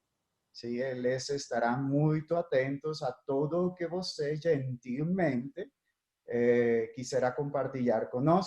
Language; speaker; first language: Portuguese; non-native, fluent; Spanish